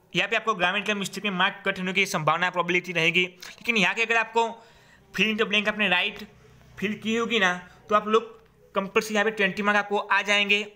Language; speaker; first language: Hindi; non-native, local second language; Gujarati